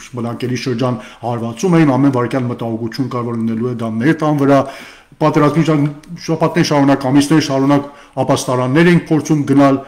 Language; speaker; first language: Armenian; early bilingual, heritage; Armenian